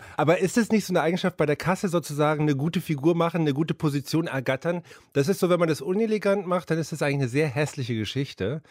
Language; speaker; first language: German; native; German